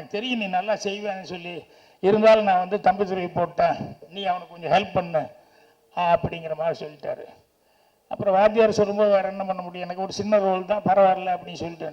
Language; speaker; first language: Tamil; native; Tamil